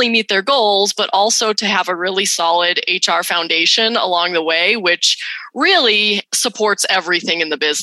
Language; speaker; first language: English; native; English